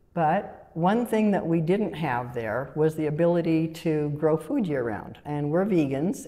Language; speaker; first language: English; native; English